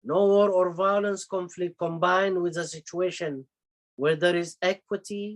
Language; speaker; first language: English; non-native, local second language; Amharic